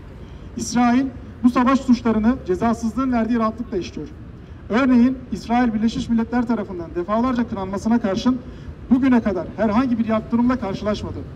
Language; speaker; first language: Turkish; native; Turkish